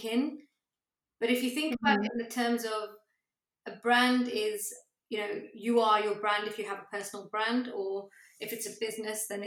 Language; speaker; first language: English; native; English